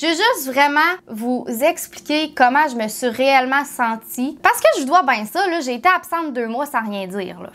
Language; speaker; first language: French; native; French